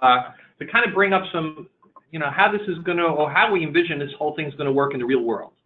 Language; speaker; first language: English; native; English